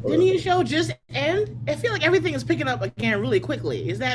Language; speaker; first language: English; native; English